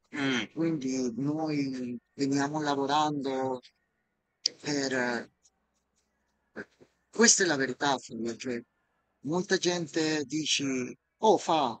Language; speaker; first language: Italian; non-native, fluent; Spanish